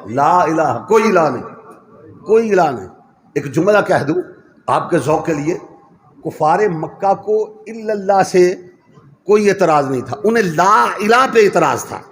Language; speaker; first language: Urdu; non-native, local second language; Punjabi